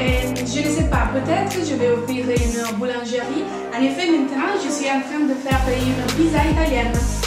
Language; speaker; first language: French; non-native, fluent; Italian